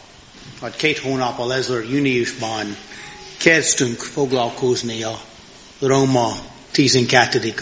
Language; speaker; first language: Hungarian; non-native, fluent; English